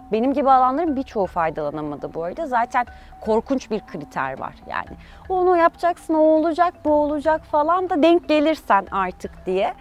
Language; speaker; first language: Turkish; early bilingual, heritage; Turkish